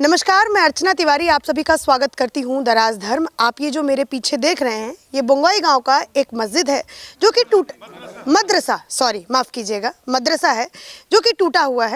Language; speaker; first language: Hindi; native; Hindi